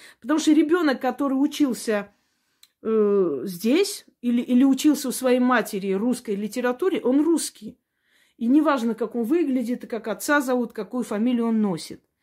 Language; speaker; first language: Russian; non-native, local second language; Armenian